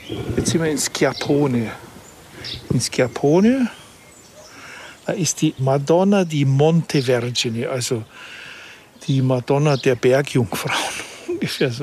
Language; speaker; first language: German; native; German